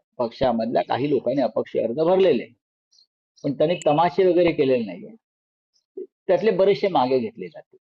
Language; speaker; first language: Marathi; native; Marathi